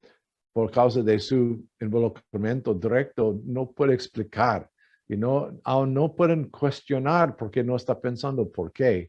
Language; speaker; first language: Spanish; non-native, fluent; English